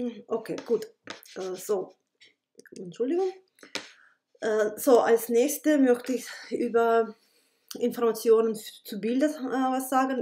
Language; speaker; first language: German; non-native, fluent; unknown